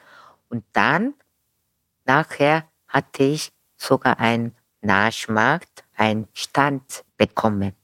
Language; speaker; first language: German; non-native, fluent; Korean